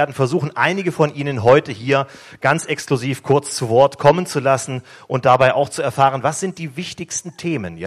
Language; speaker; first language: German; native; German